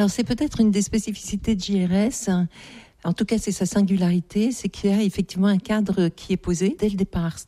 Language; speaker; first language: French; native; French